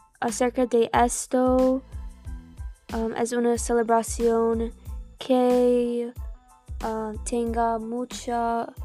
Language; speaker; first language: Spanish; non-native, learner; English